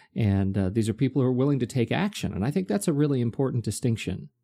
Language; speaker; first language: English; native; English